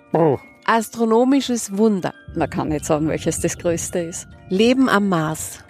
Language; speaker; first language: German; native; German